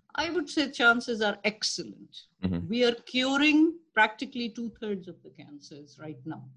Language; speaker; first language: English; non-native, local second language; Urdu